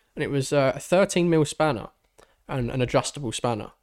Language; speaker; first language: English; native; English